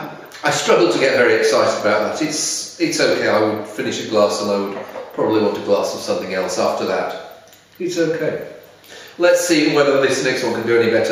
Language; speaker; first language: English; native; English